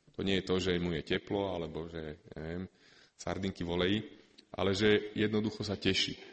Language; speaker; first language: Slovak; native; Slovak